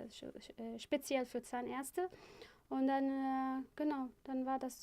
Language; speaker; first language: German; non-native, fluent; Arabic